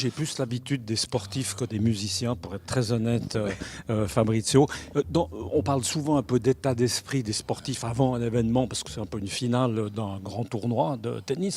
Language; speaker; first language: French; native; French